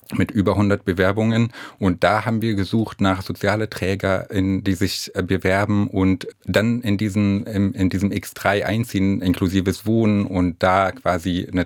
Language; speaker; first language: German; non-native, fluent; Arabic